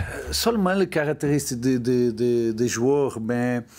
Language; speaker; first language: French; non-native, learner; Portuguese